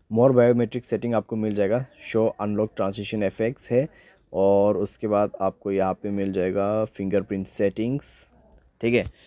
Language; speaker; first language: Hindi; native; Hindi